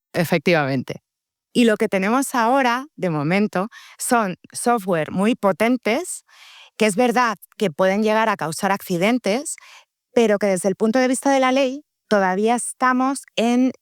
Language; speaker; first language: Spanish; native; Spanish